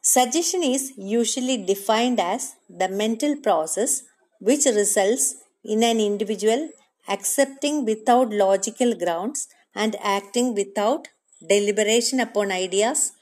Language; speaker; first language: English; non-native, local second language; Malayalam